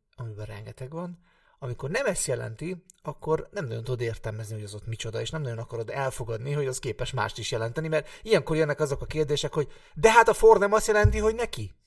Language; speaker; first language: Hungarian; native; Hungarian